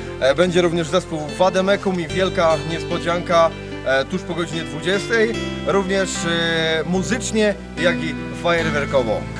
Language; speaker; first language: Polish; native; Polish